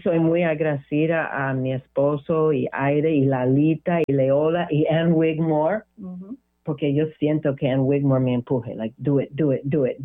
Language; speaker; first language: Spanish; non-native, learner; English